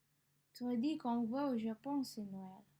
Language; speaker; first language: French; non-native, learner; Indonesian